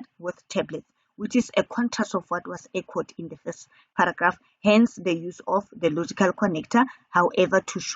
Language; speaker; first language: English; non-native, local second language; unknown